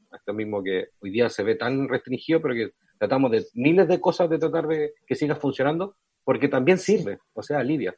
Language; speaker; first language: Spanish; native; Spanish